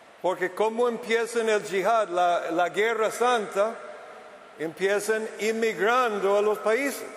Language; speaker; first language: Spanish; non-native, fluent; English